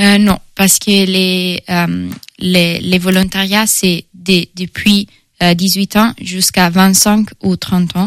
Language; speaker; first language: French; non-native, fluent; Italian